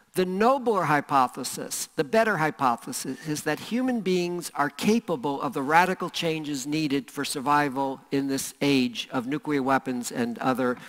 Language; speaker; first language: English; native; English